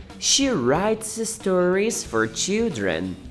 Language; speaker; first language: English; non-native, fluent; Portuguese